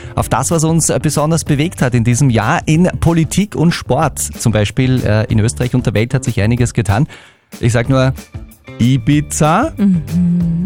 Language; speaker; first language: German; native; German